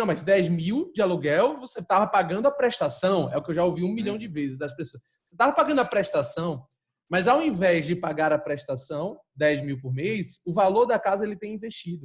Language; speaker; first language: Portuguese; native; Portuguese